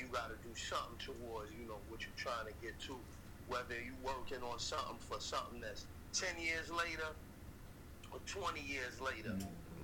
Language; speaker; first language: English; native; English